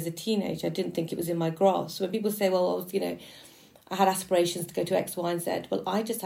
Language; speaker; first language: English; native; English